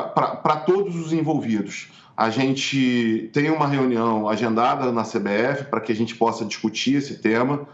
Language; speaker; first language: Portuguese; native; Portuguese